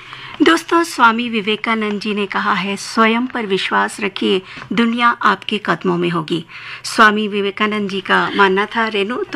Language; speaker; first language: Hindi; native; Hindi